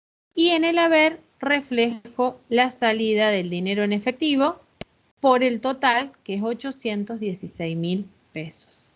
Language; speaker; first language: Spanish; native; Spanish